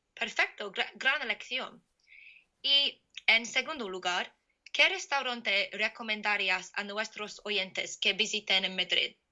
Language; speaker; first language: Spanish; non-native, learner; English